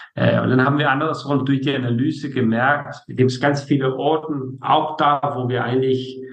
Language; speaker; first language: German; non-native, fluent; Danish